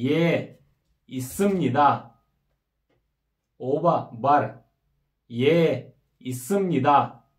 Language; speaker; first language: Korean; non-native, fluent; Kyrgyz